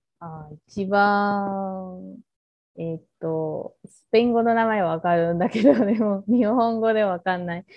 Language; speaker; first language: Japanese; non-native, learner; Spanish